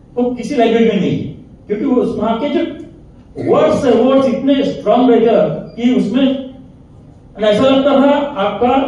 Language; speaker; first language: Hindi; non-native, local second language; Marathi